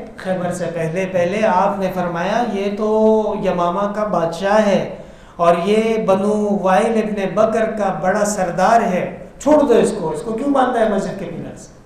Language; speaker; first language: Urdu; non-native, local second language; Pashto